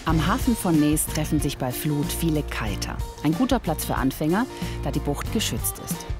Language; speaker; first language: German; native; German